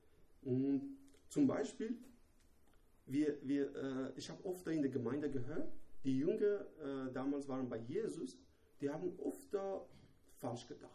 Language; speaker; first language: German; non-native, learner; Persian